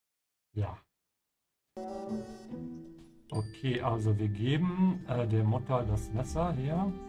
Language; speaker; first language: German; non-native, fluent; English